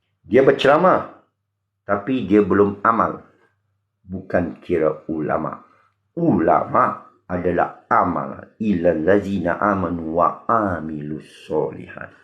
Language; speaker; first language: Malay; non-native, local second language; Min Nan Chinese